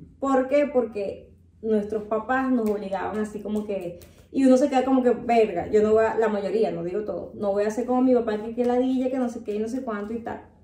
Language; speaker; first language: Spanish; native; Spanish